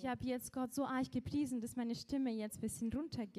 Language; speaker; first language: German; non-native, local second language; Russian